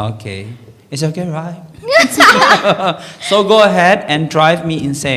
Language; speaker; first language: English; non-native, learner; Indonesian